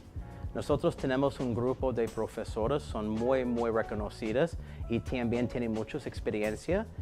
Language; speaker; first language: Spanish; non-native, learner; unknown